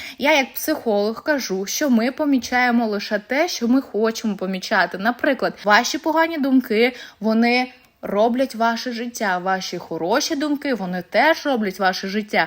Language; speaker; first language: Ukrainian; non-native, local second language; Russian